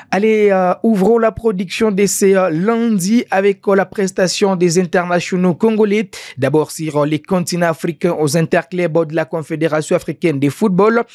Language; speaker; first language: French; non-native, local second language; Swahili